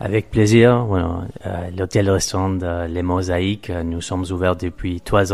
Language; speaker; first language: French; non-native, fluent; Spanish